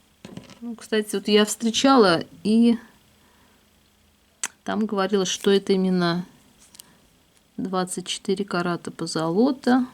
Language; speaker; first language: Russian; native; Russian